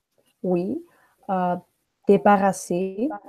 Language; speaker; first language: French; non-native, learner; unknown